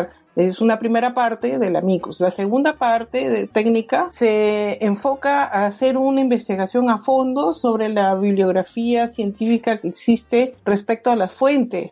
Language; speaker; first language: Spanish; native; Spanish